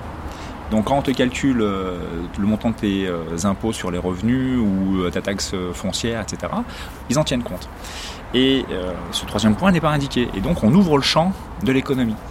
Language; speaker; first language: French; native; French